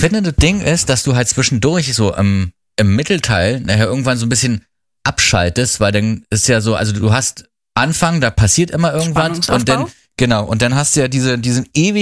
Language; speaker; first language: German; native; German